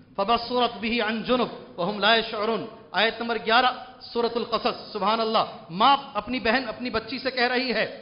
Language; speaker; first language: Urdu; native; Urdu